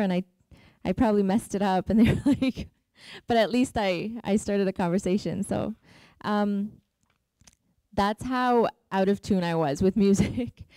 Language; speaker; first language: English; early bilingual, other home language; Persian